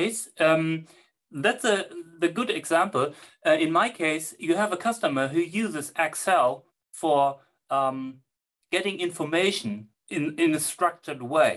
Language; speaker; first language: English; non-native, fluent; German